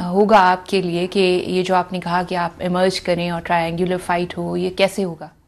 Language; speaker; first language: Urdu; native; Urdu